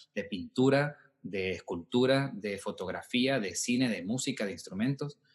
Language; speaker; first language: Spanish; native; Spanish